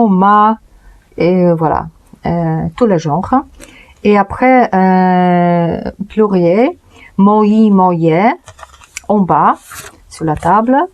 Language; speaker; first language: French; non-native, fluent; Polish